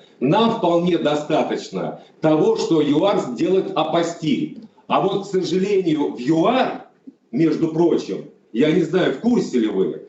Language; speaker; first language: Russian; native; Russian